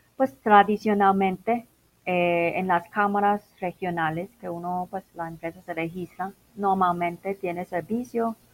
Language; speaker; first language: Spanish; non-native, fluent; Cantonese